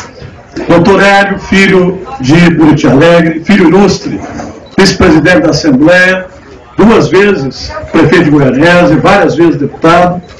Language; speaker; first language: Portuguese; native; Portuguese